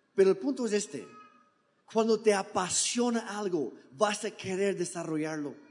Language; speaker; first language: Spanish; non-native, fluent; English